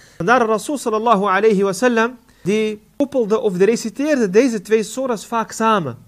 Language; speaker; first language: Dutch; non-native, fluent; Arabic